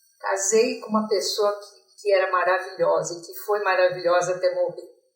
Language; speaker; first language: Portuguese; native; Portuguese